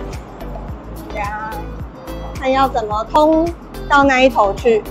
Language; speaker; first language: Chinese; native; Chinese